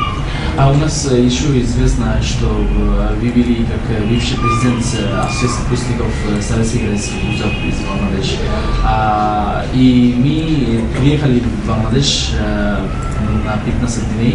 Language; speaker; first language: Russian; non-native, fluent; Bangla